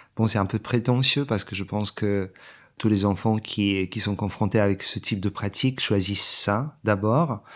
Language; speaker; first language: French; non-native, fluent; Bulgarian